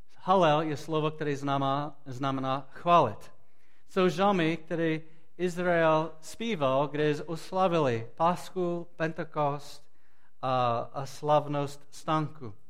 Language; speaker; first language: Czech; non-native, fluent; English